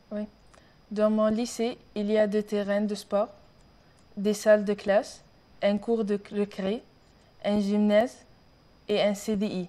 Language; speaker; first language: French; non-native, learner; Arabic